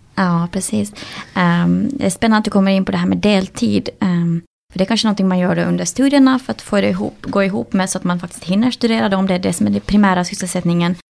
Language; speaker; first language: Swedish; native; Swedish